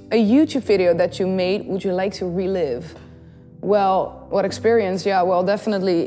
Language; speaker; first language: English; non-native, fluent; Dutch